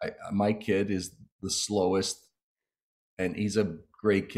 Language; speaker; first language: English; early bilingual, other home language; Italian